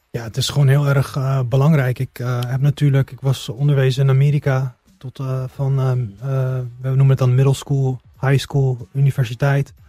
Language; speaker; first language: Dutch; early bilingual, heritage; Dutch